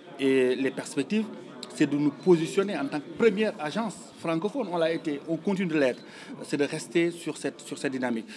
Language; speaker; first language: French; non-native, local second language; Wolof